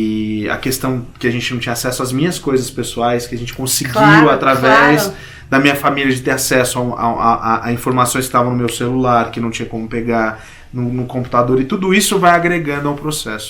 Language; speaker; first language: Portuguese; native; Portuguese